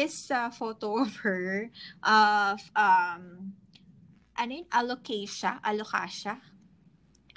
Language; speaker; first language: English; non-native, local second language; Hiligaynon